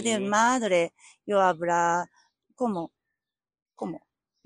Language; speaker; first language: Spanish; non-native, learner; Japanese